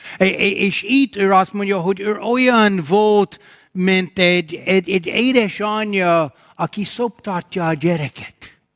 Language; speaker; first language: Hungarian; non-native, fluent; English